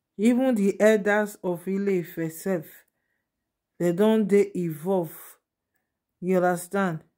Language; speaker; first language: Nigerian Pidgin; non-native, local second language; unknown